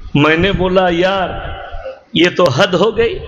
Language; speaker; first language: Hindi; non-native, local second language; Bangla